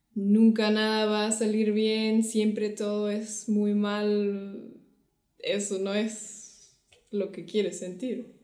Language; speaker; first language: Spanish; non-native, fluent; German